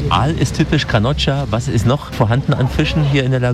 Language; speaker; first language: German; native; German